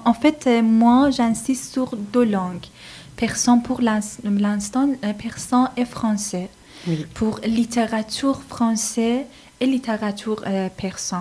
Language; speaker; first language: French; non-native, fluent; Persian